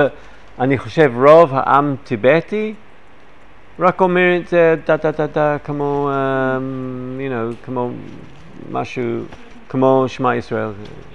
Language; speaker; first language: Hebrew; non-native, fluent; English